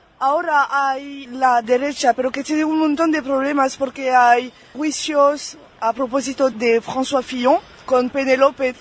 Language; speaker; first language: Spanish; non-native, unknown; French